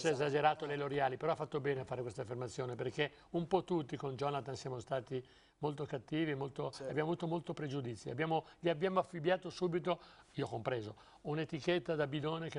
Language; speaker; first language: Italian; native; Italian